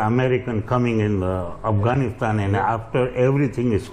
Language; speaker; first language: English; non-native, learner; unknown